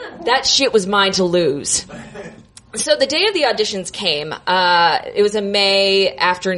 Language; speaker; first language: English; native; English